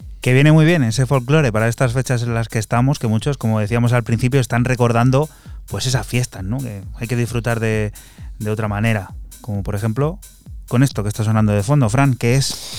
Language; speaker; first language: Spanish; native; Spanish